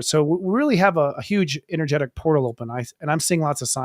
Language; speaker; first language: English; native; English